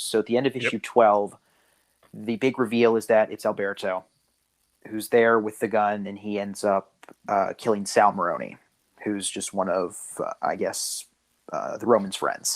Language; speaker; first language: English; native; English